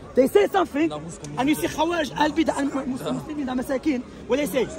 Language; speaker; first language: English; non-native, fluent; Arabic